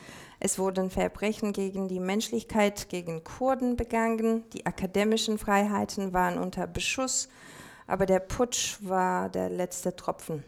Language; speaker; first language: German; non-native, fluent; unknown